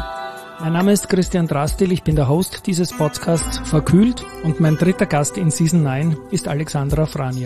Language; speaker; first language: German; native; German